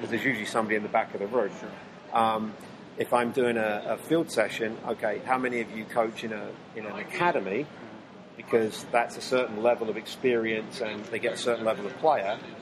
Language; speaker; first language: English; native; English